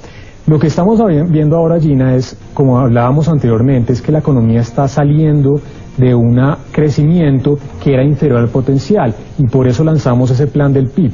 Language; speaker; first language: Spanish; native; Spanish